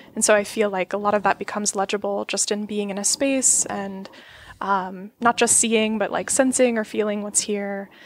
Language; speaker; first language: English; native; English